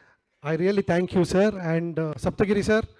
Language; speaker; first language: Telugu; non-native, learner; Kannada